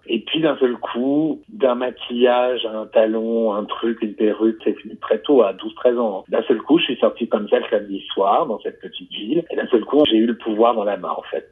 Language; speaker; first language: French; native; French